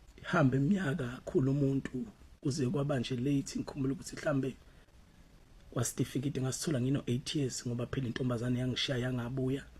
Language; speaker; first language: Zulu; native; Zulu